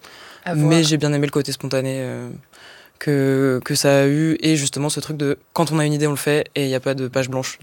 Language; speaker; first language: French; native; French